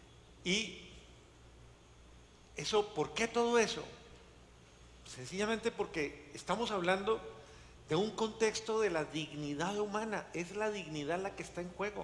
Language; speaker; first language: Spanish; native; Spanish